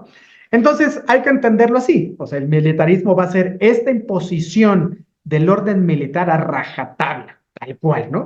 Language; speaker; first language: Spanish; native; Spanish